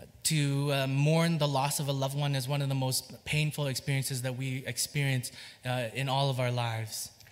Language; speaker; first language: English; early bilingual, other home language; Vietnamese